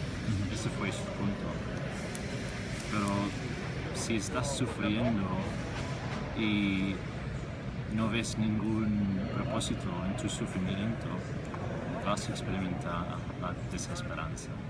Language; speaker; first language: Spanish; non-native, fluent; English